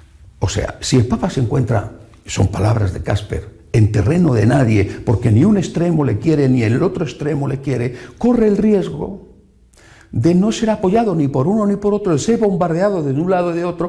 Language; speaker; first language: Spanish; native; Spanish